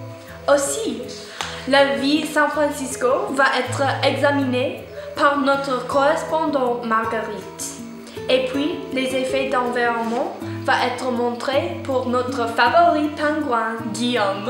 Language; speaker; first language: French; non-native, learner; English